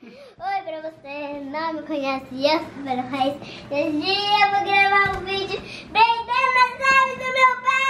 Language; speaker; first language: Portuguese; native; Portuguese